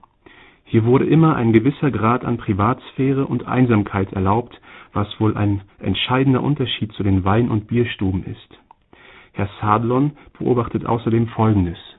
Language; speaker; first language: German; native; German